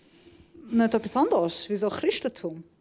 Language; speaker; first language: German; non-native, fluent; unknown